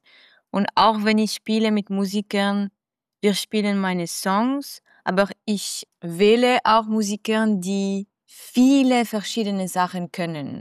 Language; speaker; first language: German; non-native, local second language; French